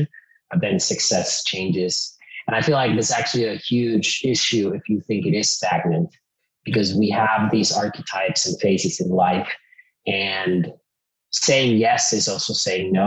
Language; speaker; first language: English; non-native, fluent; Finnish